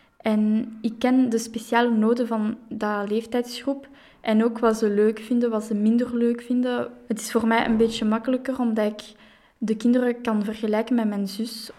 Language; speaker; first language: Dutch; non-native, local second language; French